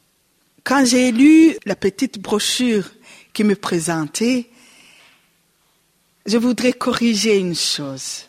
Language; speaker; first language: French; non-native, local second language; Rundi